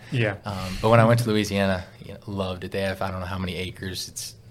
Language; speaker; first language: English; native; English